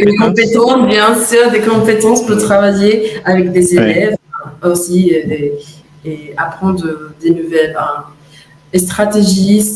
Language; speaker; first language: French; non-native, fluent; Spanish